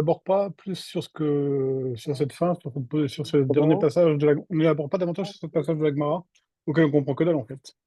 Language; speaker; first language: French; native; French